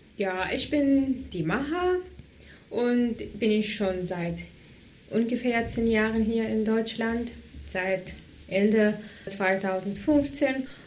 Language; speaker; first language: German; non-native, fluent; Arabic